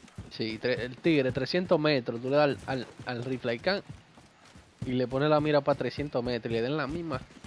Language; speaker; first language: Spanish; early bilingual, heritage; Spanish